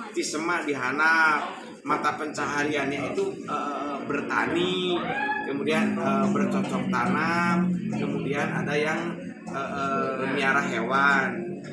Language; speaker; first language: Indonesian; non-native, local second language; Sundanese